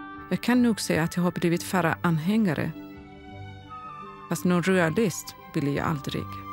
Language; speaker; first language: Swedish; non-native, fluent; Persian